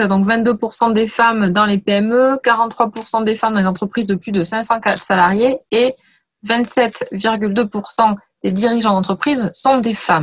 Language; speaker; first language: French; native; French